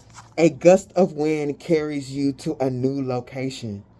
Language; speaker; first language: English; native; English